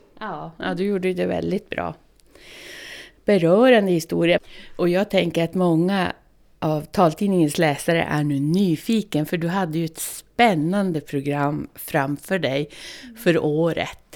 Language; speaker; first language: Swedish; native; Swedish